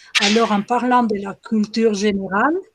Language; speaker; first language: French; non-native, fluent; Spanish